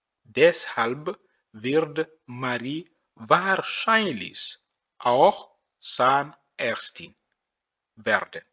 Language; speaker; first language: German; non-native, fluent; French